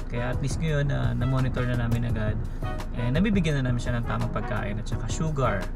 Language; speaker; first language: Filipino; native; Filipino